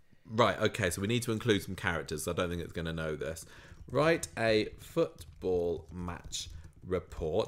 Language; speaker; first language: English; native; English